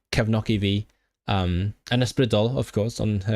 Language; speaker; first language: Welsh; non-native, fluent; Cantonese